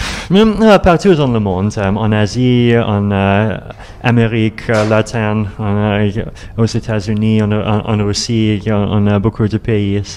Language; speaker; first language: French; non-native, learner; Russian